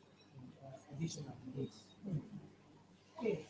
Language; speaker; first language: English; non-native, learner; Indonesian